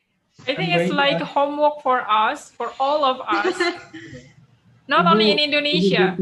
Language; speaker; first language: English; non-native, fluent; Indonesian